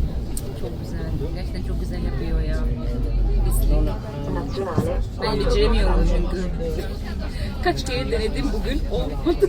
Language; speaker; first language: Turkish; non-native, fluent; Albanian